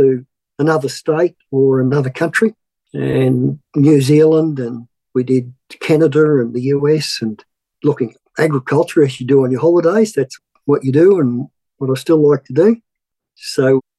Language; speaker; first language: English; native; English